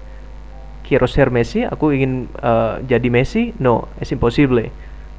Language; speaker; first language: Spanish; non-native, fluent; Indonesian